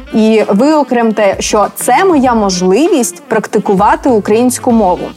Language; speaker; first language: Ukrainian; native; Ukrainian